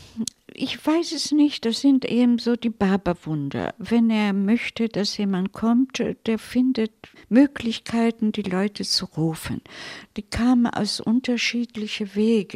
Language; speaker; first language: German; non-native, fluent; Italian